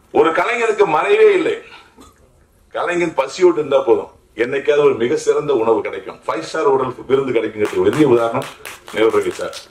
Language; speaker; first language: Tamil; native; Tamil